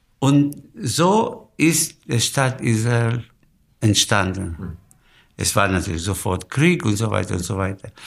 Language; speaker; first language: German; non-native, fluent; Spanish